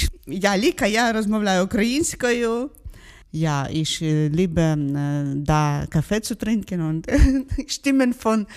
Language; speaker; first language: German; non-native, learner; Ukrainian